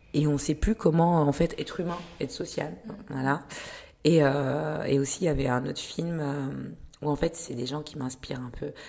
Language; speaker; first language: French; early bilingual, other home language; Kinyarwanda